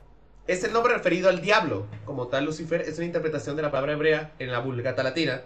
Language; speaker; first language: Spanish; native; Spanish